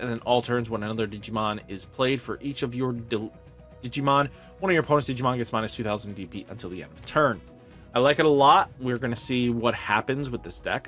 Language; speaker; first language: English; native; English